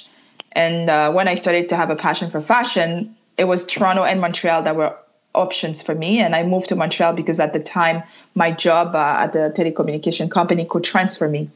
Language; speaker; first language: English; non-native, fluent; French